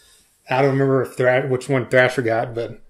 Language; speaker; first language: English; native; English